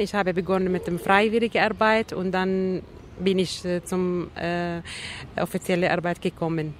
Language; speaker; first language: German; non-native, learner; Arabic